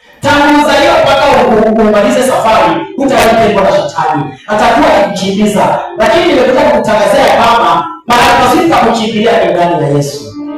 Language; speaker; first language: Swahili; non-native, local second language; Rundi